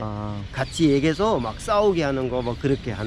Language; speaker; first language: Korean; non-native, fluent; Hindi